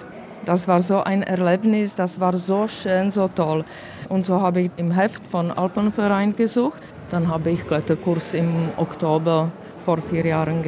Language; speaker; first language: German; early bilingual, other home language; Czech